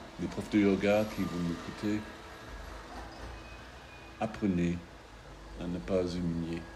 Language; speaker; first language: French; non-native, fluent; English